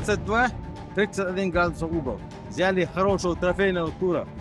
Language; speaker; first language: Russian; non-native, local second language; Chechen